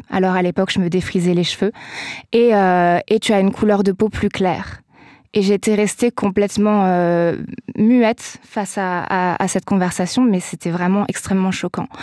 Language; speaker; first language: French; native; French